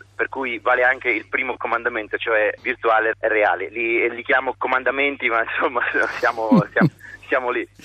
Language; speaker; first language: Italian; native; Italian